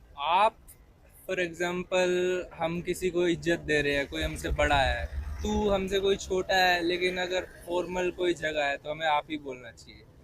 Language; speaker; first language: Hindi; native; Hindi